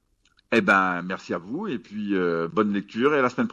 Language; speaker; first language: French; native; French